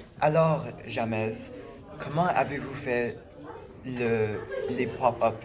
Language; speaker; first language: French; non-native, local second language; English